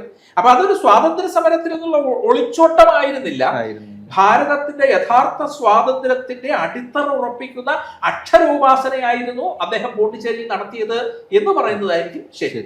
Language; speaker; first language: Malayalam; native; Malayalam